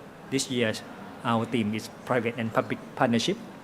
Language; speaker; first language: English; non-native, fluent; Thai